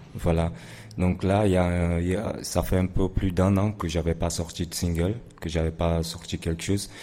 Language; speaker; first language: French; non-native, local second language; Fula